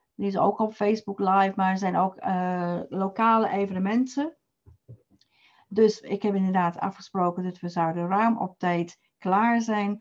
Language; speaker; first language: Dutch; non-native, fluent; English